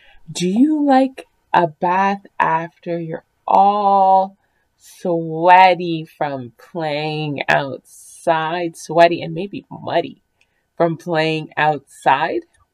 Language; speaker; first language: English; early bilingual, other home language; French